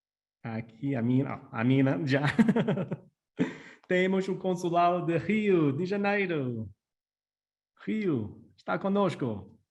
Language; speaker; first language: Portuguese; non-native, fluent; English